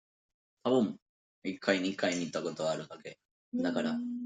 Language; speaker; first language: Japanese; non-native, learner; Spanish